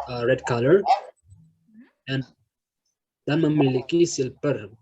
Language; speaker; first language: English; non-native, learner; Indonesian